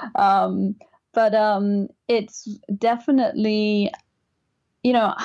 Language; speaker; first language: English; native; English